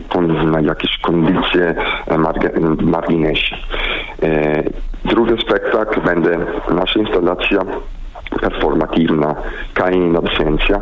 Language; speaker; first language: Polish; non-native, learner; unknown